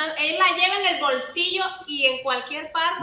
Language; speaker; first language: Spanish; native; Spanish